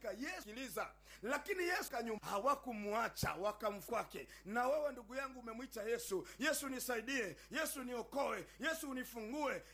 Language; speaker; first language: Swahili; native; Swahili